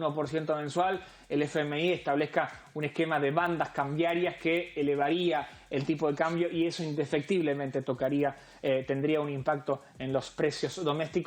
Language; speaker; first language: Spanish; native; Spanish